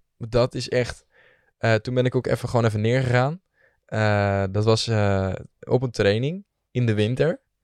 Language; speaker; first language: Dutch; native; Dutch